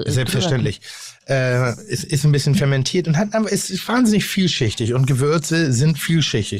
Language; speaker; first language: German; native; German